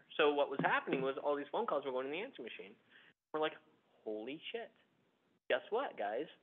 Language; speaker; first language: English; early bilingual, other home language; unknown